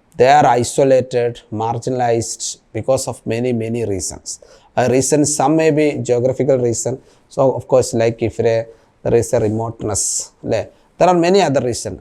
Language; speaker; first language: English; non-native, local second language; Malayalam